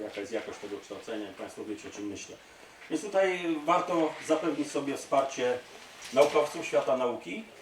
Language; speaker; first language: Polish; native; Polish